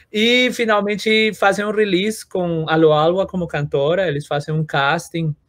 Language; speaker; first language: Portuguese; non-native, fluent; Spanish